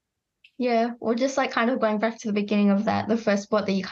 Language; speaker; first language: English; native; English